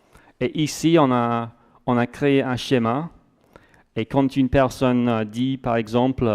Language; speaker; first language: French; non-native, fluent; English